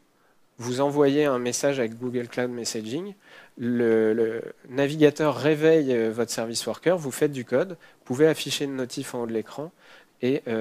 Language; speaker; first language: French; native; French